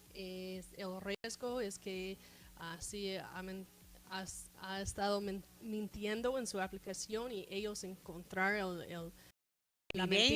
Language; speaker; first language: Spanish; non-native, fluent; English